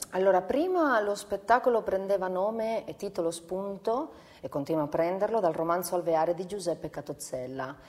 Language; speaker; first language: Italian; non-native, fluent; Spanish